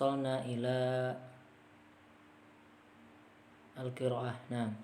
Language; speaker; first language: Arabic; non-native, fluent; Indonesian